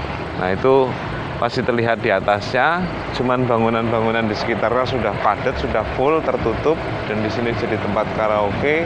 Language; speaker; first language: Indonesian; native; Indonesian